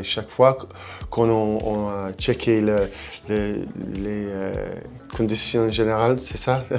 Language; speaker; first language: French; non-native, fluent; English